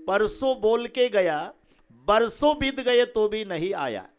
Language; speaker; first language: Hindi; non-native, local second language; Marathi